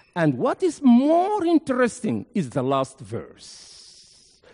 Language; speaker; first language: English; non-native, fluent; Arabic